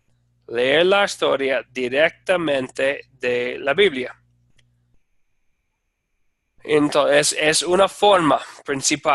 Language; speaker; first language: Spanish; non-native, fluent; English